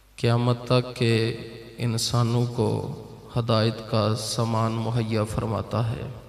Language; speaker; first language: Urdu; non-native, local second language; Punjabi